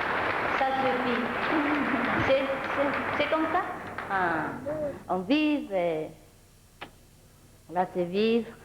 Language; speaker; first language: French; non-native, fluent; Vietnamese